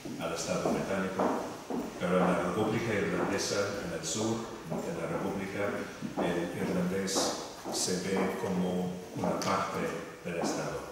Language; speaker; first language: Spanish; non-native, fluent; English